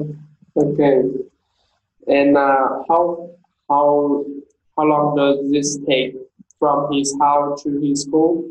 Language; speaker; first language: English; non-native, learner; Vietnamese